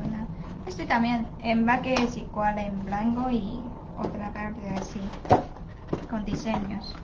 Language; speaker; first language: Spanish; non-native, learner; Chinese